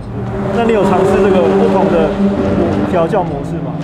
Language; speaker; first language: Chinese; native; Chinese